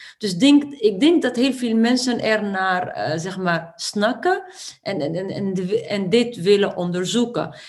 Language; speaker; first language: Dutch; non-native, fluent; Arabic